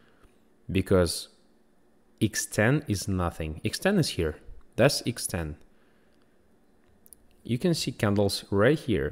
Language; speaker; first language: English; non-native, fluent; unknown